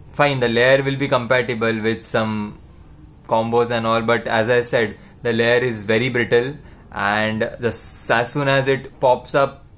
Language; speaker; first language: English; non-native, local second language; Hindi